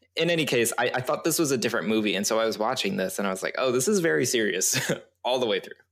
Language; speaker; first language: English; early bilingual, other home language; Chinese